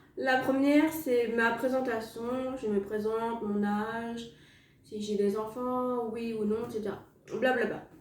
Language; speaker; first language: French; native; French